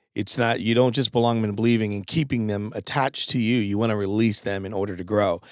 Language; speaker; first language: English; native; English